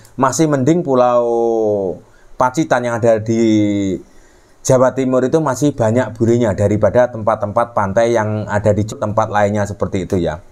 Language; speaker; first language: Indonesian; native; Indonesian